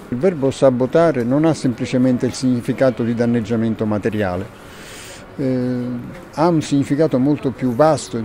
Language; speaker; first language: Italian; native; Italian